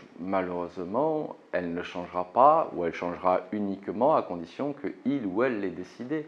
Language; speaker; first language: French; native; French